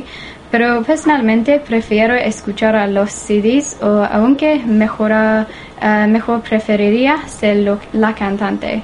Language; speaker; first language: Spanish; non-native, learner; English